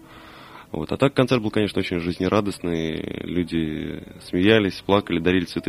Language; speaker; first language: Russian; native; Russian